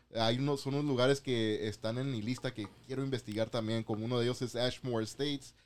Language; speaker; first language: Spanish; native; Spanish